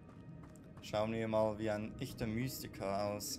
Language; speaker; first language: German; native; German